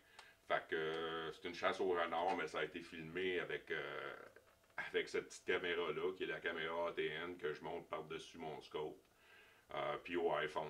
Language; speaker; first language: French; native; French